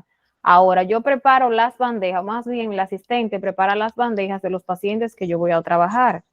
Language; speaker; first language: Spanish; native; Spanish